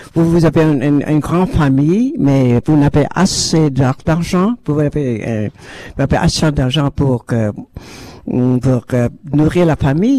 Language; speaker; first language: French; non-native, learner; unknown